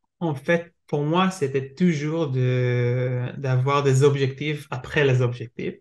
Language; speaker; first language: French; non-native, learner; Hebrew